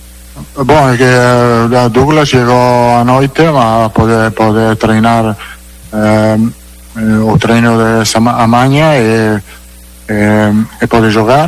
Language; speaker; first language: Portuguese; non-native, learner; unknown